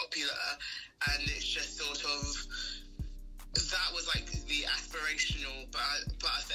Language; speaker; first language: English; native; English